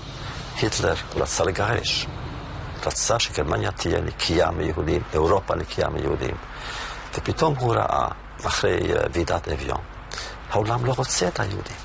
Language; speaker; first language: Hebrew; non-native, fluent; Yiddish